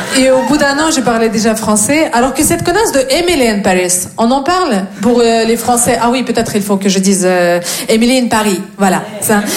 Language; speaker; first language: French; non-native, fluent; Russian